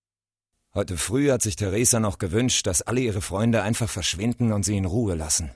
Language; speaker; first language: German; native; German